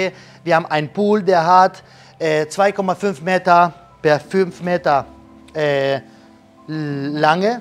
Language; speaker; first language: German; non-native, learner; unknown